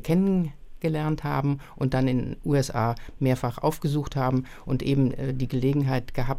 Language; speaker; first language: German; native; German